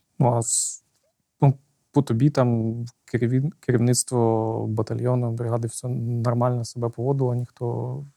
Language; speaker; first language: Ukrainian; native; Ukrainian